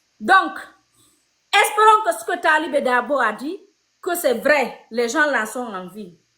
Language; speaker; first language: French; non-native, local second language; Fula